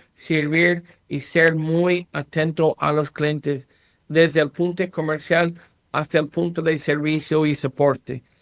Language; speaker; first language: Spanish; non-native, learner; English